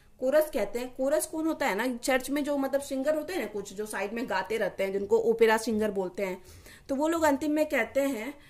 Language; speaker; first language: Hindi; native; Hindi